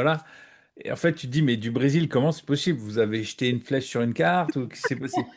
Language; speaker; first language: French; native; French